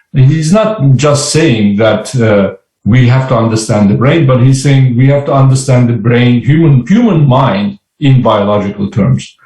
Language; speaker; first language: English; non-native, fluent; Turkish